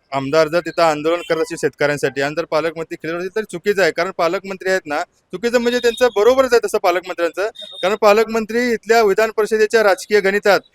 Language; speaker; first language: Marathi; native; Marathi